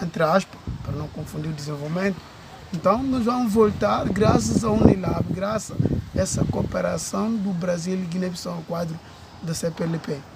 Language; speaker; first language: Portuguese; non-native, local second language; Upper Guinea Crioulo